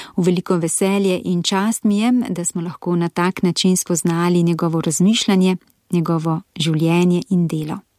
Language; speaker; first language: Slovenian; native; Slovenian